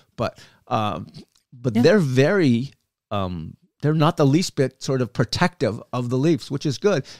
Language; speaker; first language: English; native; English